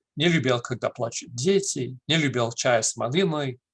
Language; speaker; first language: Russian; non-native, fluent; English